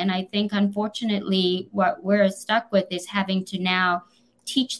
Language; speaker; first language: English; native; English